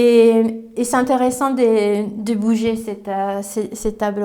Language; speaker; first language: French; non-native, fluent; Italian